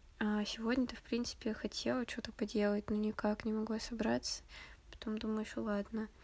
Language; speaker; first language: Russian; native; Russian